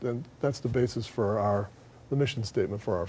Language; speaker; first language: English; native; English